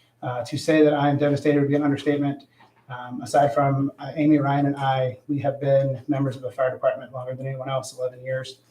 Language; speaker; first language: English; native; English